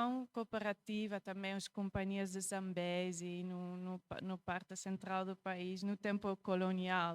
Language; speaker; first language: Portuguese; non-native, fluent; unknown